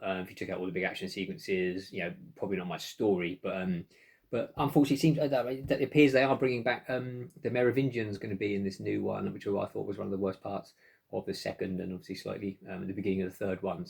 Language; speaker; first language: English; native; English